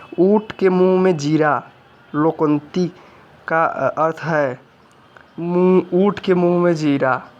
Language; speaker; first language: Hindi; native; Hindi